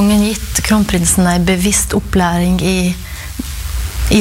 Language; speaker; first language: Norwegian; native; Norwegian